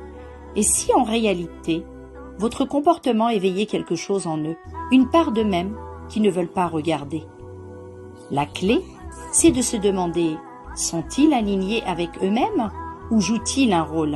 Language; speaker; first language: French; native; French